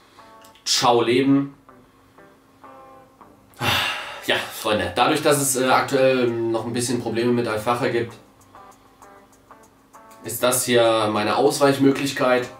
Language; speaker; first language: German; native; German